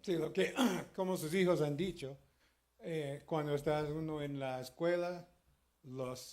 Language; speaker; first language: Spanish; early bilingual, heritage; Spanish